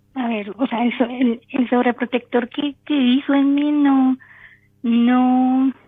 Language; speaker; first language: Spanish; native; Spanish